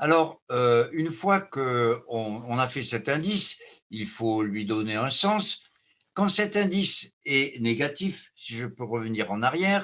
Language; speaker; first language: French; native; French